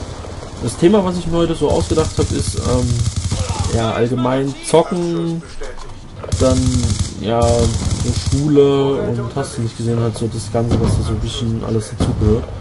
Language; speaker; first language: German; native; German